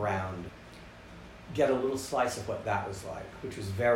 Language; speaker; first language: English; native; English